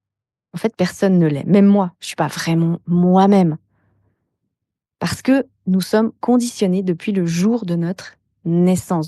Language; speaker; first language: French; native; French